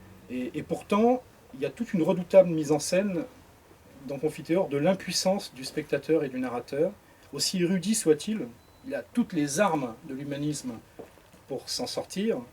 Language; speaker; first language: French; native; French